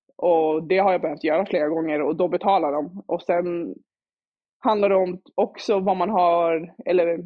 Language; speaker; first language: Swedish; early bilingual, other home language; Somali